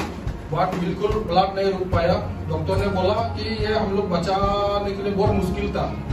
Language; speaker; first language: Hindi; non-native, local second language; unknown